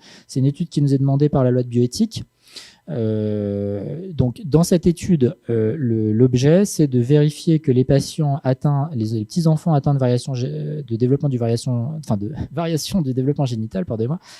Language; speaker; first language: French; native; French